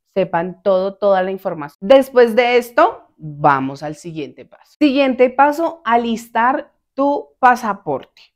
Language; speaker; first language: Spanish; native; Spanish